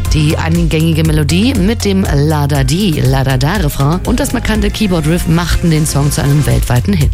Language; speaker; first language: German; native; German